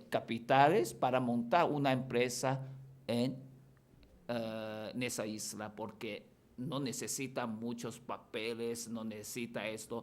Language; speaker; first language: Spanish; non-native, fluent; Chinese